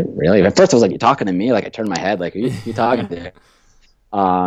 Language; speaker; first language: English; native; English